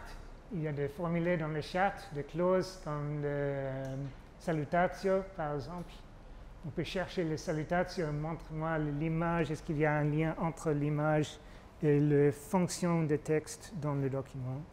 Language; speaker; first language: French; non-native, fluent; English